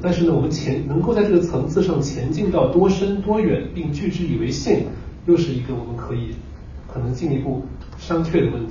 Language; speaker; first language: Chinese; native; Chinese